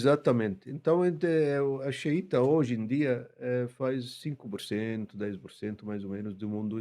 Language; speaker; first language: Portuguese; non-native, fluent; Arabic